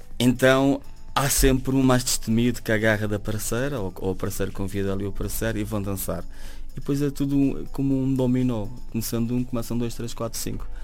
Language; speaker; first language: Portuguese; native; Portuguese